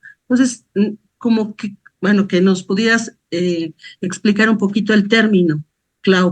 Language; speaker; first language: Spanish; native; Spanish